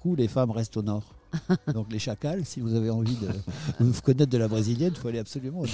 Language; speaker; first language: French; native; French